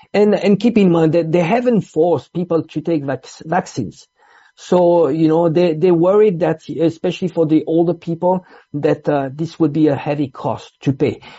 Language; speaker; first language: English; non-native, fluent; Italian